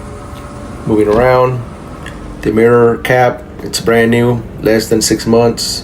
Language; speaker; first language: English; native; English